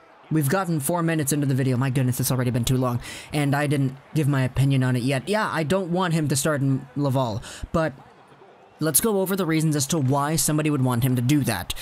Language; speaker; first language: English; native; English